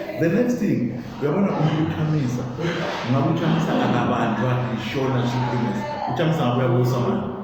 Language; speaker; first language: Zulu; native; Zulu